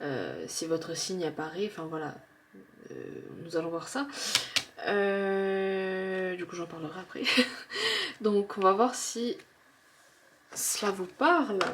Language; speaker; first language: French; native; French